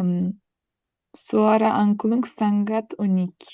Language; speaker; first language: Indonesian; non-native, learner; Turkish